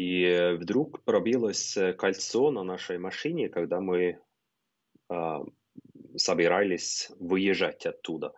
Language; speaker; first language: Russian; non-native, fluent; Norwegian